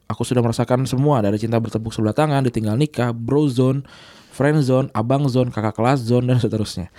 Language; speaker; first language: Indonesian; native; Indonesian